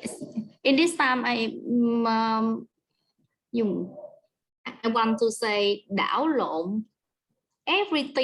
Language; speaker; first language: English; non-native, learner; Vietnamese